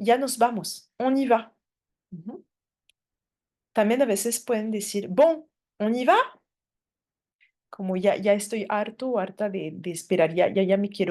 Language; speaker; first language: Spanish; non-native, fluent; French